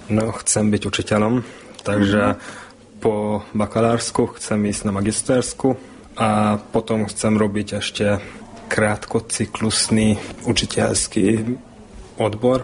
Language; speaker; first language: Slovak; non-native, learner; Hungarian